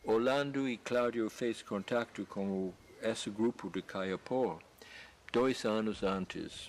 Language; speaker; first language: Portuguese; non-native, fluent; English